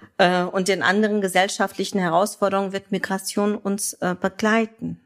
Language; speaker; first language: German; early bilingual, other home language; Kurdish